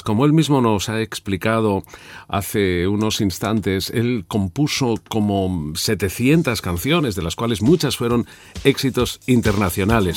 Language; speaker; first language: Spanish; native; Spanish